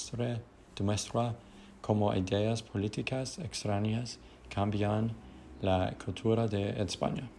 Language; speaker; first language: Spanish; non-native, learner; English